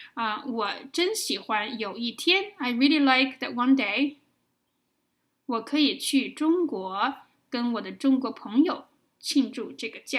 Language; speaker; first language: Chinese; non-native, fluent; English